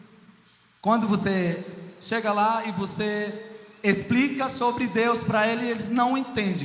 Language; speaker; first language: Portuguese; non-native, local second language; Ticuna